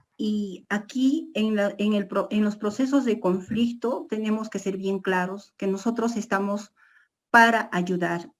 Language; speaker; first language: Spanish; non-native, local second language; Quechua